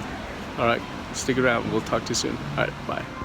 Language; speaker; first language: English; native; English